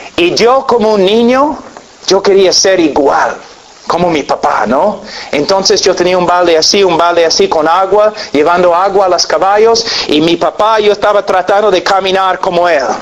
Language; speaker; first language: Spanish; non-native, fluent; English